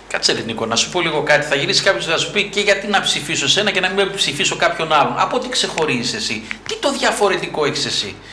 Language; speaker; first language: Greek; native; Greek